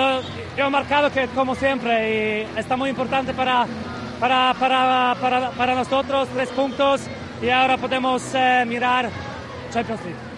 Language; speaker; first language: Spanish; non-native, learner; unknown